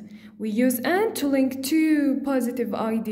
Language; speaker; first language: English; non-native, fluent; Arabic